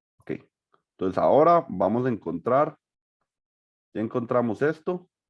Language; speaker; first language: Spanish; native; Spanish